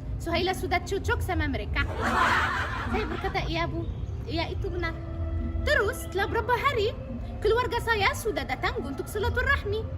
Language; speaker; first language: Indonesian; non-native, fluent; Arabic